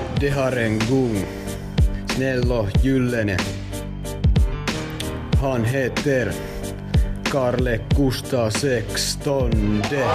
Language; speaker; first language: Swedish; non-native, local second language; Finnish